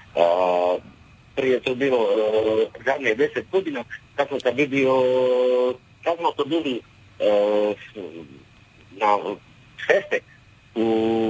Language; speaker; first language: Croatian; non-native, learner; Czech